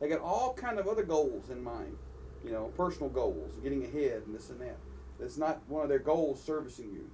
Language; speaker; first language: English; native; English